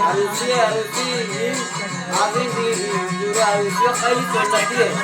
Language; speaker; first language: Persian; non-native, local second language; Baluchi